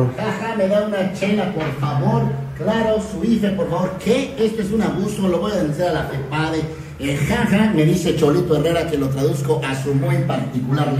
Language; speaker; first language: Spanish; native; Spanish